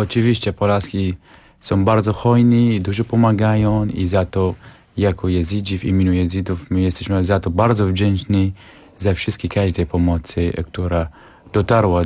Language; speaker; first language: Polish; non-native, fluent; Kurdish